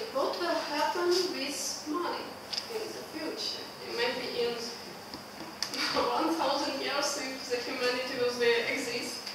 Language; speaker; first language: English; non-native, learner; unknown